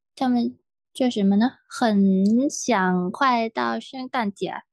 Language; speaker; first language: Chinese; non-native, fluent; Thai